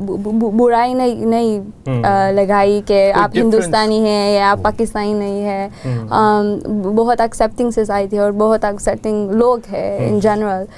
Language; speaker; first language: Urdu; non-native, learner; Gujarati